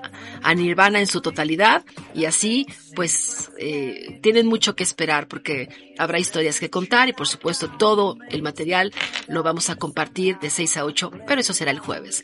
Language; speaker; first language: Spanish; native; Spanish